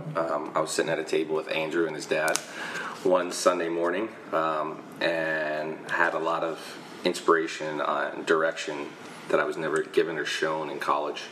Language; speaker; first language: English; native; English